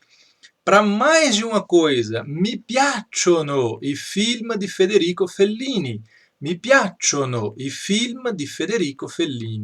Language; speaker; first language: Italian; non-native, fluent; Portuguese